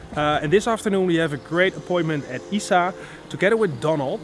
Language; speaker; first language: English; non-native, fluent; Dutch